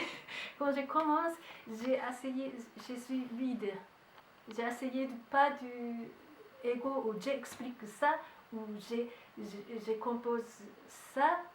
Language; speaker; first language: French; non-native, learner; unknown